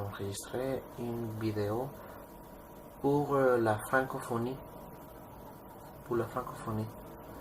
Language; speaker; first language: French; non-native, learner; Spanish